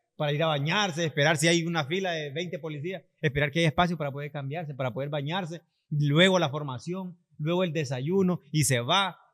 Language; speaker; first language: Spanish; native; Spanish